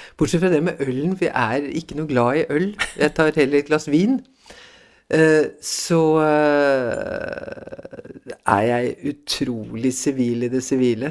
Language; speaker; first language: Norwegian; early bilingual, other home language; Swedish